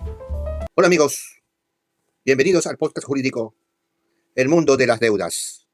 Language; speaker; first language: Spanish; native; Spanish